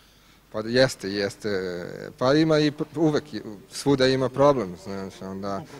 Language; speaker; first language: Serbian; non-native, learner; Italian